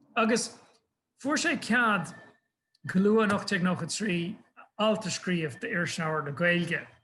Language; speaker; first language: Irish; non-native, local second language; English